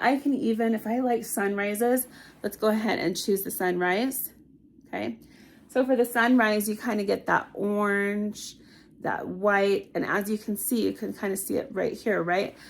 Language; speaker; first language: English; native; English